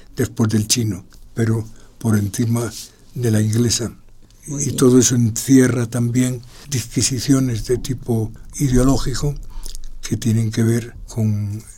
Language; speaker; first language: Spanish; native; Spanish